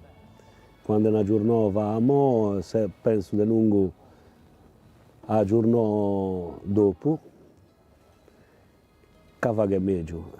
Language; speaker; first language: Italian; non-native, local second language; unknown